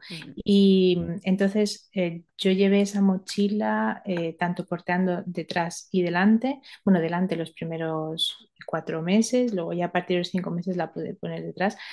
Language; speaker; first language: Spanish; early bilingual, other home language; Romanian